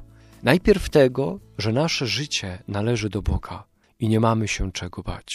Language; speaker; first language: Polish; native; Polish